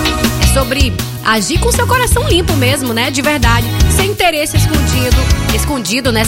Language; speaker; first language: Portuguese; native; Portuguese